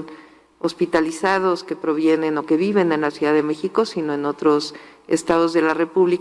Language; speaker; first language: Spanish; native; Spanish